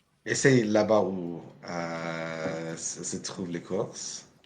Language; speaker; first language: French; non-native, learner; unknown